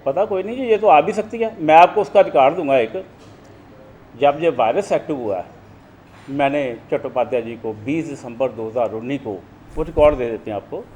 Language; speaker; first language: Hindi; non-native, local second language; Punjabi